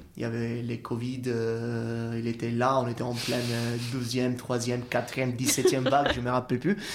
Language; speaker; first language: French; non-native, fluent; Italian